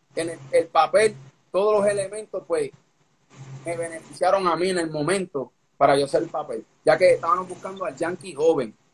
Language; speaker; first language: Spanish; native; Spanish